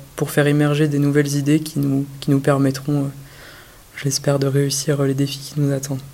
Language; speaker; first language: French; native; French